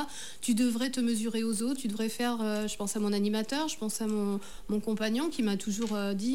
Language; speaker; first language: French; native; French